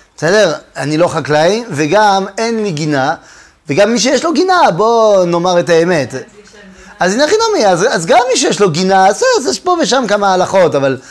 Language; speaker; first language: Hebrew; non-native, fluent; French